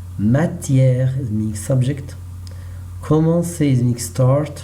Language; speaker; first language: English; non-native, learner; Arabic